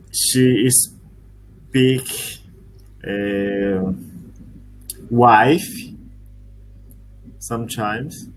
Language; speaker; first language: English; non-native, learner; Portuguese